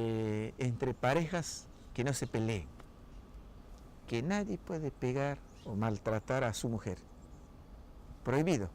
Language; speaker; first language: Spanish; non-native, local second language; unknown